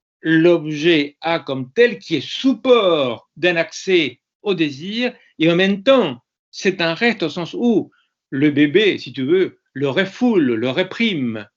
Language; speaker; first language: French; non-native, fluent; Spanish